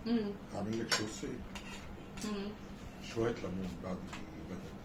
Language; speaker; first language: Arabic; native; Arabic